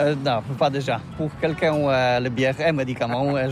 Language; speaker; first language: French; non-native, learner; Polish